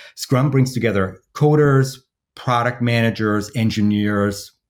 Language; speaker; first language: English; non-native, fluent; German